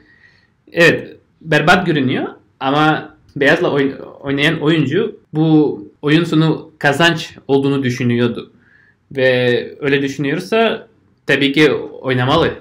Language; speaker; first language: Turkish; non-native, fluent; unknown